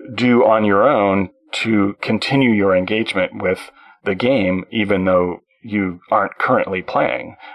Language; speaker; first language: English; native; English